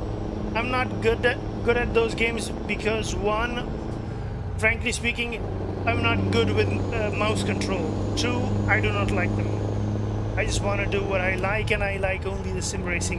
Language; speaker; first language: English; non-native, local second language; Pashto